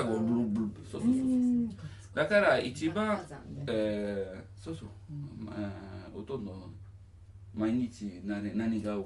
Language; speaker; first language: Japanese; non-native, learner; Italian